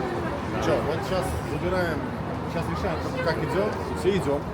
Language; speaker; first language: Russian; native; Russian